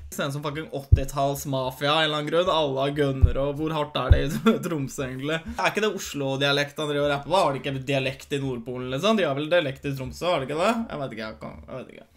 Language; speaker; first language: Norwegian; early bilingual, other home language; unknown